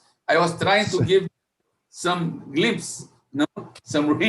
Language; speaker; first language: English; non-native, fluent; Portuguese